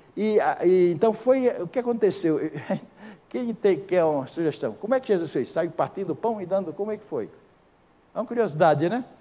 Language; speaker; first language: Portuguese; native; Portuguese